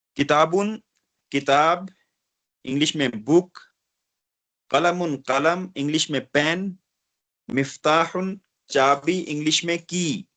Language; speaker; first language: Urdu; non-native, local second language; Kashmiri